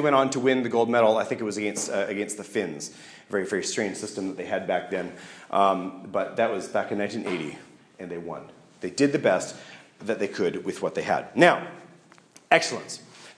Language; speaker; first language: English; native; English